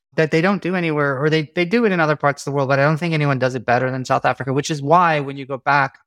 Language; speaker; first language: English; native; English